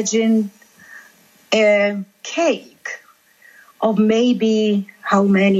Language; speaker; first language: English; non-native, fluent; Georgian